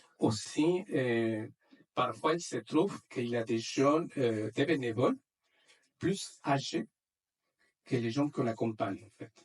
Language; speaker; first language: French; non-native, fluent; Spanish